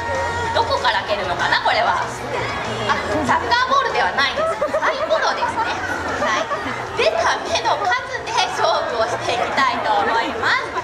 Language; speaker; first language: Japanese; native; Japanese